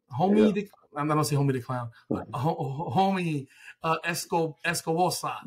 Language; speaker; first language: English; early bilingual, other home language; Spanish